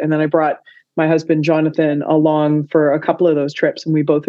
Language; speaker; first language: English; native; English